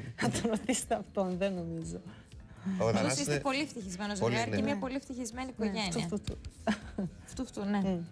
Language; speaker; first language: Greek; non-native, fluent; Serbian